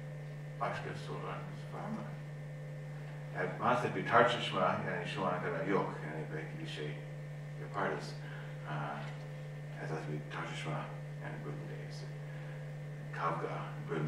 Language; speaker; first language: Turkish; non-native, learner; English